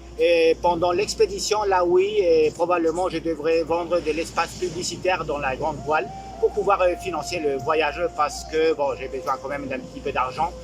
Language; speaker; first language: French; non-native, fluent; Spanish